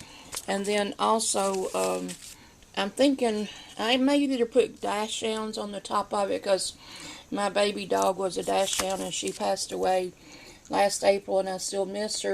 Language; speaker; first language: English; native; English